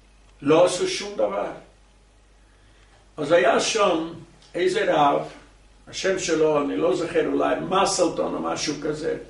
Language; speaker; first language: Hebrew; non-native, fluent; English